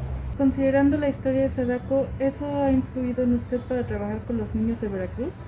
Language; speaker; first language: Spanish; native; Spanish